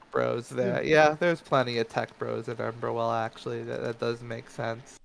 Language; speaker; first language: English; native; English